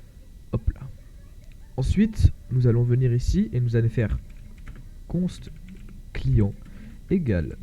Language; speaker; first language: French; native; French